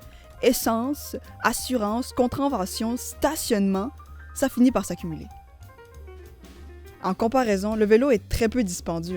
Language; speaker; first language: French; native; French